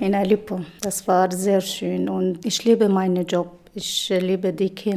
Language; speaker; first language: German; non-native, learner; Arabic